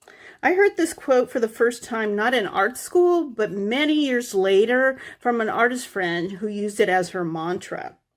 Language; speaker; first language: English; native; English